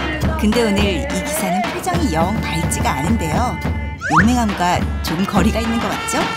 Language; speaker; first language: Korean; native; Korean